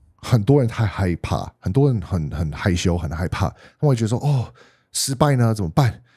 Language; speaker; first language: Chinese; non-native, fluent; English